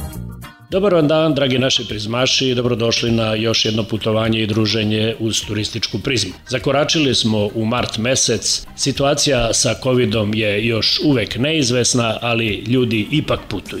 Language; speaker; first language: Serbian; native; Serbian